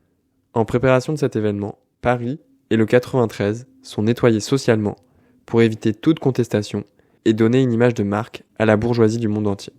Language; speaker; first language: French; native; French